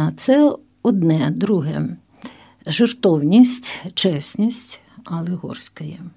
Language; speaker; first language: Ukrainian; non-native, local second language; Russian